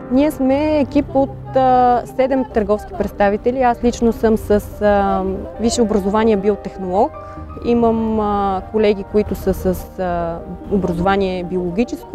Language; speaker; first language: Bulgarian; native; Bulgarian